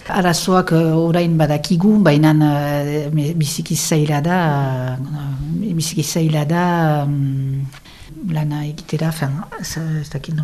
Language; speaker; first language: Basque; non-native, local second language; French